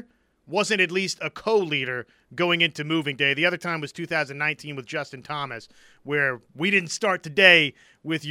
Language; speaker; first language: English; native; English